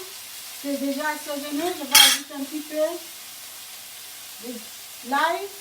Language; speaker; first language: French; non-native, fluent; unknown